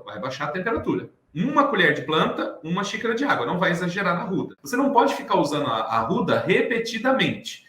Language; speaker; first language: Portuguese; native; Portuguese